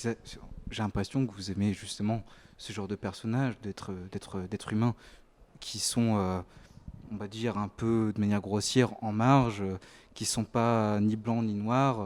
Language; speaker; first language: French; native; French